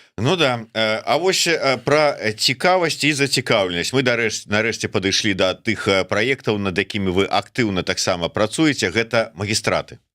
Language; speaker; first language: Belarusian; non-native, local second language; Russian